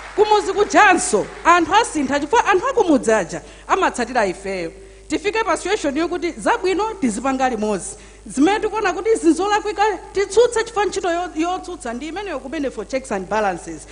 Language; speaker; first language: Nyanja; native; Nyanja